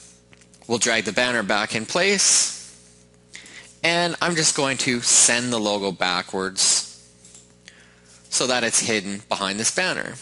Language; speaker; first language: English; native; English